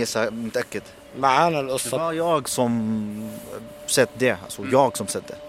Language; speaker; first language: Swedish; non-native, fluent; Arabic